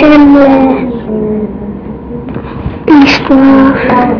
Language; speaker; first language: French; non-native, learner; English